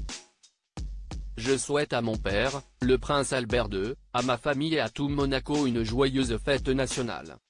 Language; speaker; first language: French; native; French